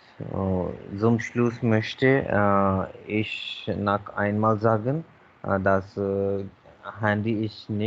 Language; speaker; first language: German; non-native, learner; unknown